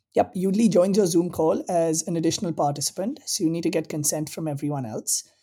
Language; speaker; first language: English; non-native, local second language; Hindi